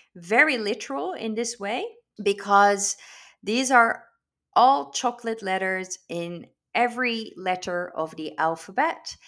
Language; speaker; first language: English; non-native, fluent; Dutch